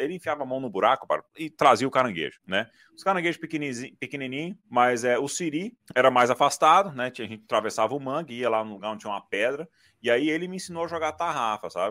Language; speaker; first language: Portuguese; native; Portuguese